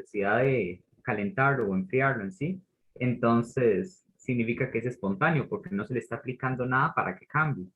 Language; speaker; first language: Spanish; native; Spanish